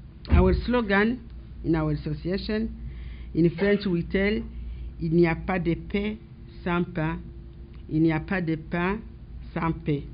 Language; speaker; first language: French; non-native, local second language; Swahili